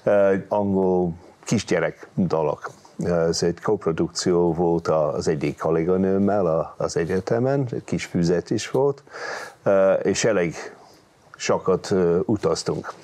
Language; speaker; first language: Hungarian; non-native, fluent; English